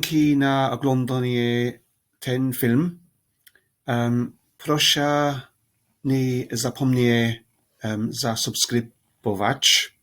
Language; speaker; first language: Polish; non-native, learner; English